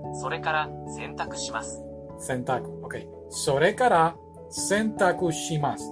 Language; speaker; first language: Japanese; non-native, learner; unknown